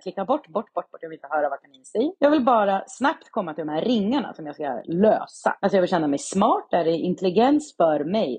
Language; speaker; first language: Swedish; native; Swedish